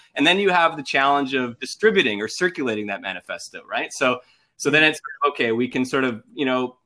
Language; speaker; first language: English; native; English